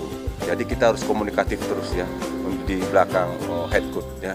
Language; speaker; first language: Indonesian; non-native, local second language; Minangkabau